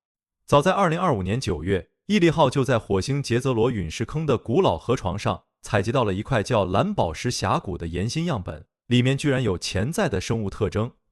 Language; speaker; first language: Chinese; native; Chinese